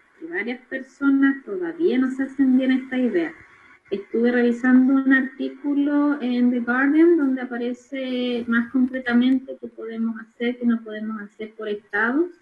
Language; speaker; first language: Spanish; native; Spanish